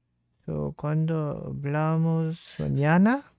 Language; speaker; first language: Spanish; non-native, learner; English